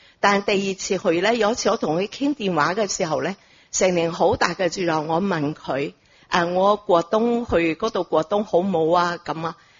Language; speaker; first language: Cantonese; non-native, fluent; Chinese